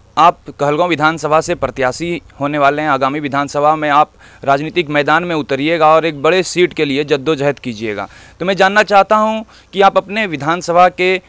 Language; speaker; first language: Hindi; native; Hindi